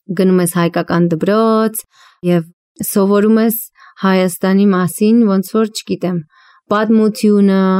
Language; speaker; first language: Armenian; early bilingual, heritage; Armenian